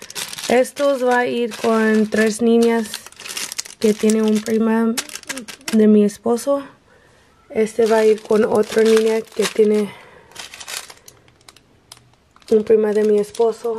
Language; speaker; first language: Spanish; non-native, learner; English